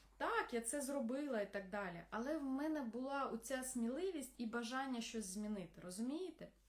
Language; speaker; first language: Ukrainian; non-native, local second language; Russian